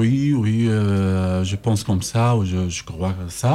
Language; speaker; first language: French; non-native, learner; Arabic